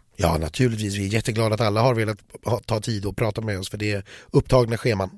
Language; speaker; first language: Swedish; native; Swedish